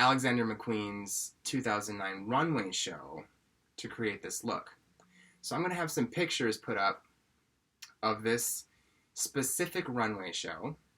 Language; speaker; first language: English; native; English